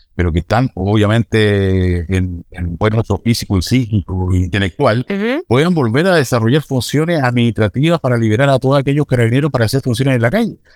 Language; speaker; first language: Spanish; native; Spanish